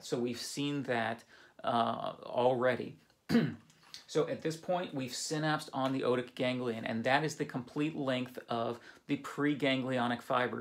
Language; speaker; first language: English; native; English